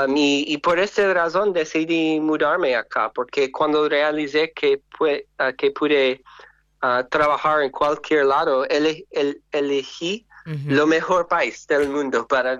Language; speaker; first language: Spanish; non-native, fluent; English